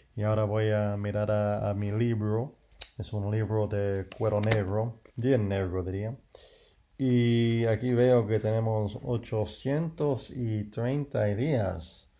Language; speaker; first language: Spanish; non-native, fluent; English